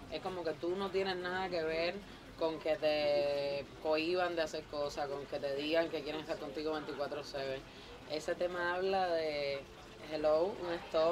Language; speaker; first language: Spanish; native; Spanish